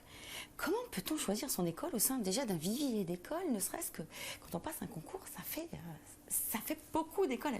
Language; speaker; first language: French; native; French